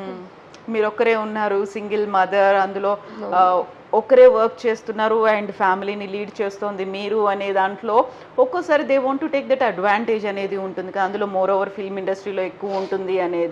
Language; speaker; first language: Telugu; native; Telugu